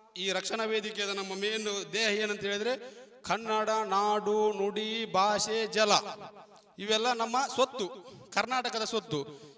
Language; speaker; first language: Kannada; native; Kannada